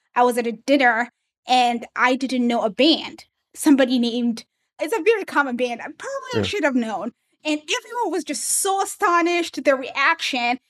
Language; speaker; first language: English; early bilingual, other home language; Amharic